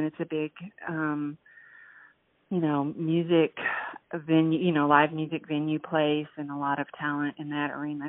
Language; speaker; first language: English; native; English